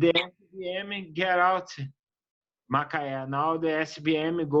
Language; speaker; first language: English; non-native, learner; Portuguese